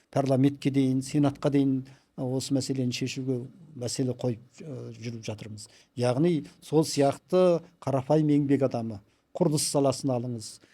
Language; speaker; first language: Kazakh; early bilingual, heritage; Kazakh